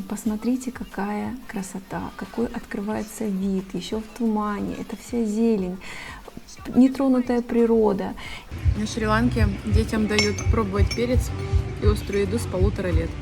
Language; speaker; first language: Russian; native; Russian